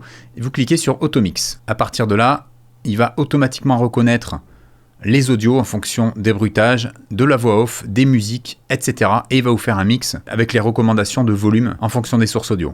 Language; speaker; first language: French; native; French